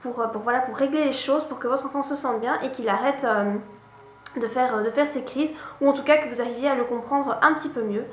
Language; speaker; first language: French; native; French